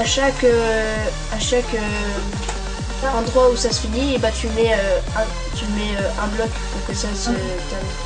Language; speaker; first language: French; native; French